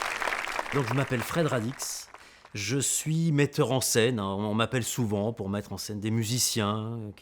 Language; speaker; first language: French; native; French